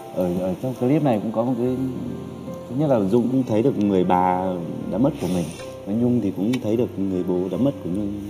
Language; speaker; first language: Vietnamese; native; Vietnamese